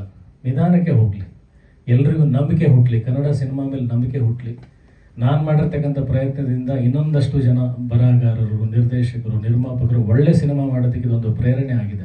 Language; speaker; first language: Kannada; native; Kannada